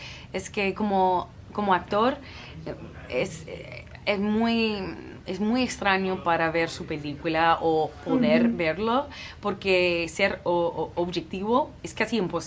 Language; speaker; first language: Spanish; non-native, fluent; English